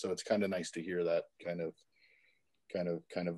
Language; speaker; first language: English; native; English